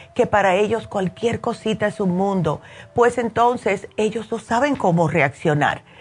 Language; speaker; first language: Spanish; early bilingual, heritage; Spanish